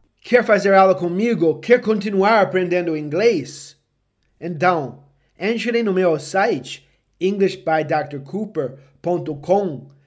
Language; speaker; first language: Portuguese; non-native, fluent; English